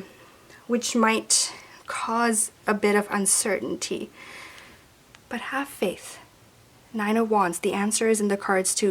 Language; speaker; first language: English; native; English